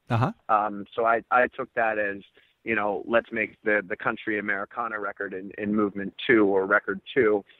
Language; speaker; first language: English; native; English